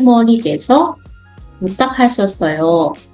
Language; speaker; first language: Korean; non-native, fluent; Indonesian